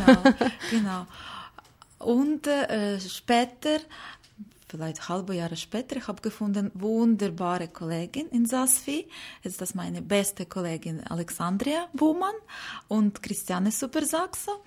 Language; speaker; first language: German; non-native, learner; Ukrainian